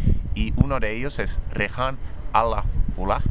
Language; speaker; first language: Spanish; non-native, fluent; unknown